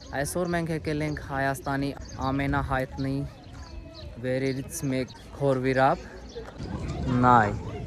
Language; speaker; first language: Armenian; non-native, learner; Hindi